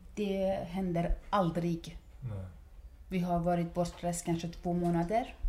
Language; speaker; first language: Swedish; non-native, fluent; Persian